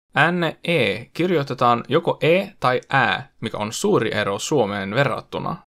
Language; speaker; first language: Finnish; non-native, fluent; Swedish